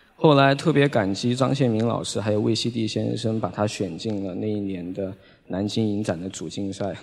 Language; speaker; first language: Chinese; native; Chinese